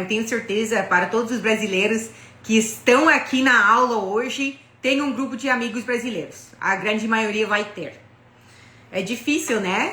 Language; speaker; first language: Portuguese; non-native, fluent; English